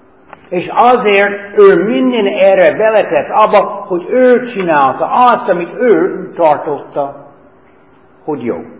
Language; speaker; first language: Hungarian; non-native, learner; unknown